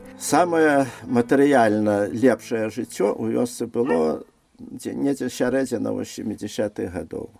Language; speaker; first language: Belarusian; native; Belarusian